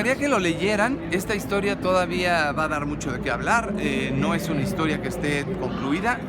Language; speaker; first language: Spanish; native; Spanish